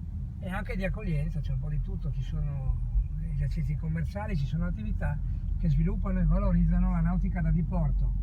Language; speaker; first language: Italian; native; Italian